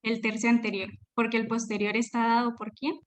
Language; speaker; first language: Spanish; native; Spanish